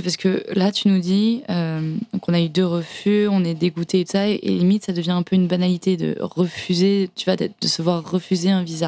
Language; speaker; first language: French; native; French